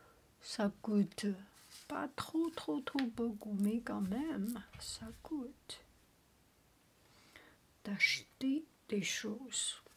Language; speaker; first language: French; non-native, learner; Chinese